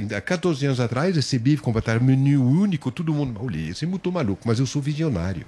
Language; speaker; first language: Portuguese; non-native, fluent; French